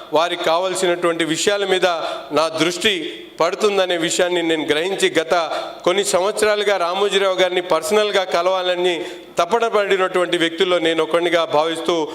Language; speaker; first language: Telugu; non-native, local second language; Urdu